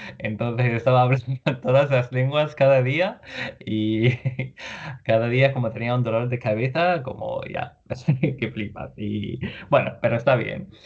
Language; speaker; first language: Spanish; non-native, fluent; Arabic